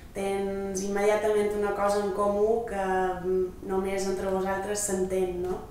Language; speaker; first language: Catalan; non-native, local second language; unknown